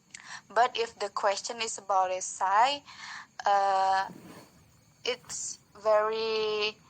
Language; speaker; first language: English; non-native, learner; Indonesian